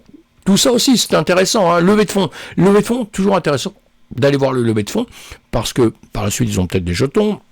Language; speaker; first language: French; native; French